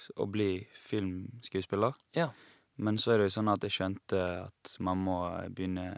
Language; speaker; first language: Norwegian; non-native, fluent; Persian